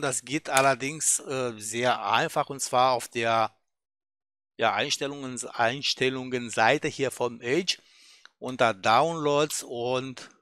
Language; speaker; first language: German; native; German